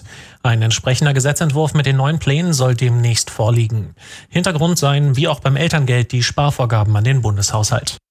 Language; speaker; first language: German; native; German